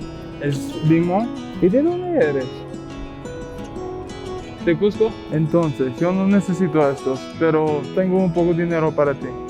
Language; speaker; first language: Spanish; non-native, learner; English